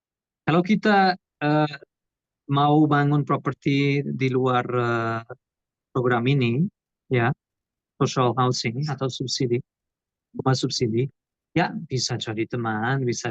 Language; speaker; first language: Indonesian; non-native, learner; Portuguese